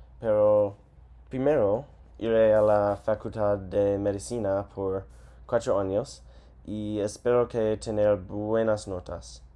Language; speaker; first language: Spanish; non-native, learner; English